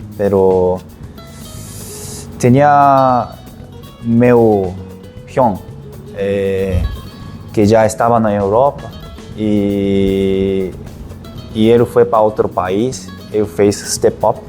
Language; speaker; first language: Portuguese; non-native, learner; Japanese